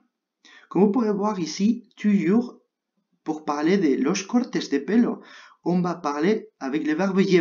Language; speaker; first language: French; non-native, fluent; Spanish